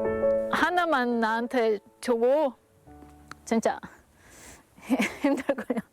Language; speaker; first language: Korean; non-native, learner; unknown